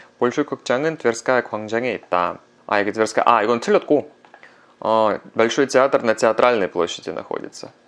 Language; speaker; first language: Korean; non-native, fluent; Russian